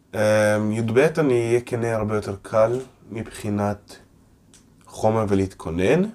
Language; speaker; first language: Hebrew; non-native, local second language; Russian